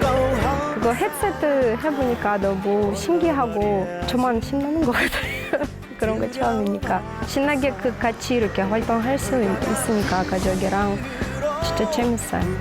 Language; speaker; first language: Korean; non-native, learner; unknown